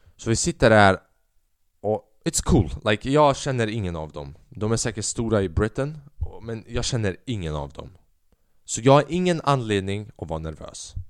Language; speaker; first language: Swedish; early bilingual, other home language; Albanian